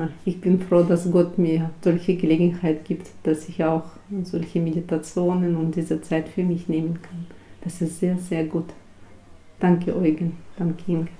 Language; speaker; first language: German; non-native, fluent; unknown